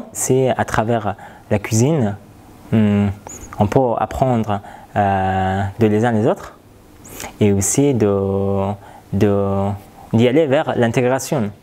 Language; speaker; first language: French; non-native, learner; Persian